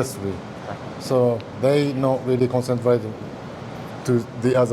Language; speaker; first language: English; non-native, learner; Japanese